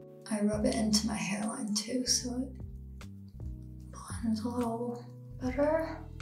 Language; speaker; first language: English; early bilingual, other home language; German